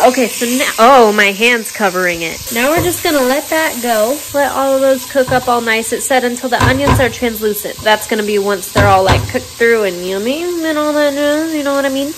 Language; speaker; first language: English; native; English